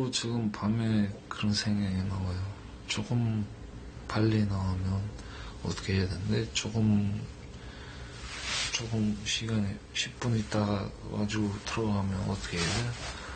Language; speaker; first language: Korean; non-native, learner; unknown